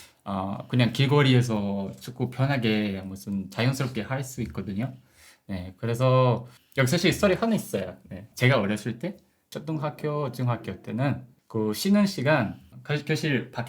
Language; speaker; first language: Korean; non-native, learner; Portuguese